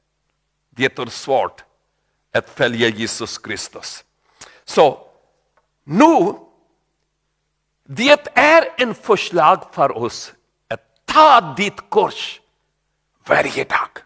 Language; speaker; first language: Swedish; non-native, learner; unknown